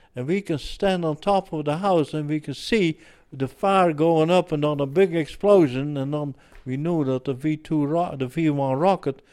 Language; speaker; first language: English; early bilingual, other home language; Dutch